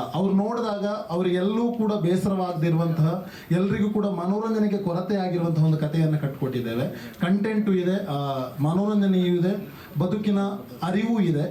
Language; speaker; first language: Kannada; non-native, local second language; Tulu